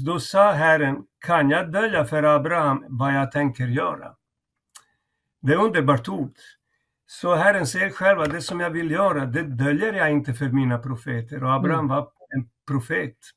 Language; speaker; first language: Swedish; non-native, fluent; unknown